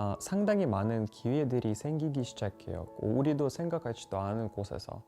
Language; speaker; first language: Korean; non-native, fluent; Russian